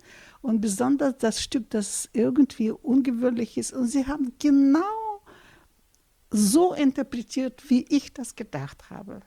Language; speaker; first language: German; non-native, fluent; Russian